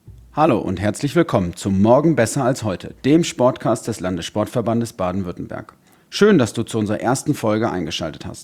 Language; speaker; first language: German; native; German